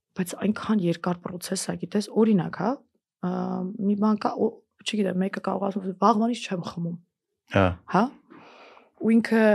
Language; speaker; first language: Armenian; early bilingual, heritage; Armenian